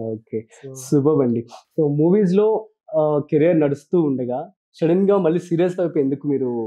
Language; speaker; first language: Telugu; native; Telugu